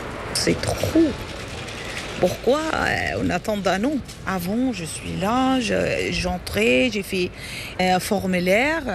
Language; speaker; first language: French; non-native, learner; Arabic